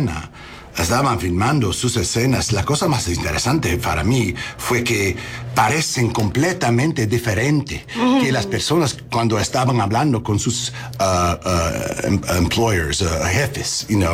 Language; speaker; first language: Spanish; non-native, learner; English